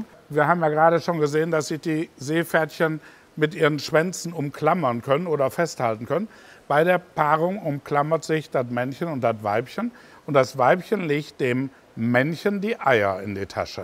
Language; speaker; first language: German; native; German